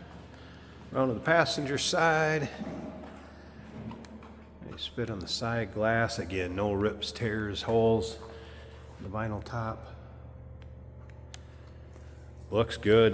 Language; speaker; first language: English; native; English